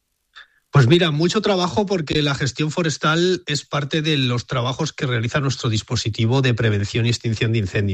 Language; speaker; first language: Spanish; native; Spanish